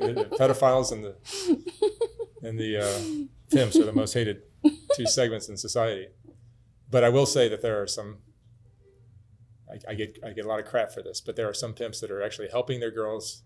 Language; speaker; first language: English; native; English